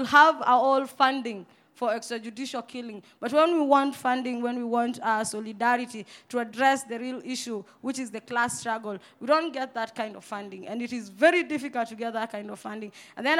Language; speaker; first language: English; non-native, local second language; Swahili